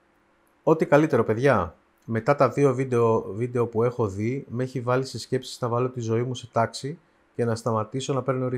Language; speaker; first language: Greek; native; Greek